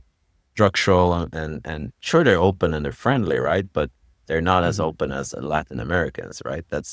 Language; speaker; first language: English; non-native, fluent; Swedish